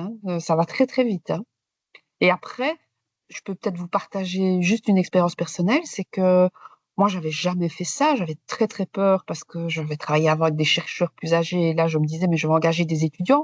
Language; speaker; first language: French; native; French